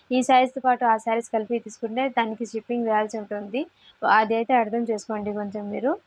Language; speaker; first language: Telugu; non-native, local second language; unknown